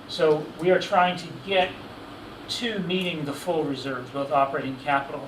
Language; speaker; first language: English; native; English